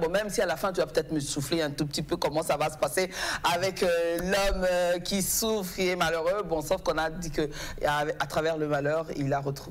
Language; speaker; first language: French; native; French